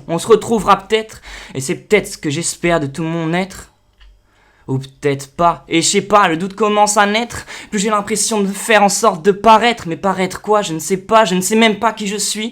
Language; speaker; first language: French; native; French